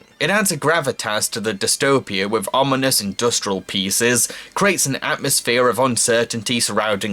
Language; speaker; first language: English; native; English